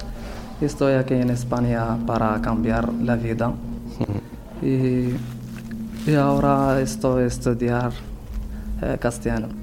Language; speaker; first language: Spanish; non-native, learner; Berber languages